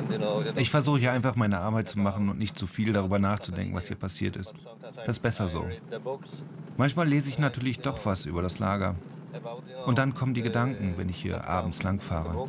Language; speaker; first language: German; native; German